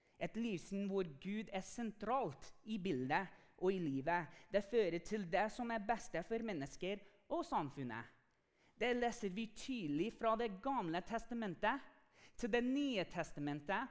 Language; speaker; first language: Norwegian; non-native, fluent; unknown